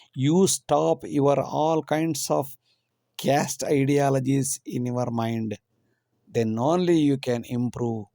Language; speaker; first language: English; non-native, local second language; Kannada